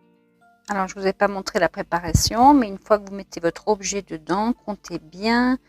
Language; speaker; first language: French; native; French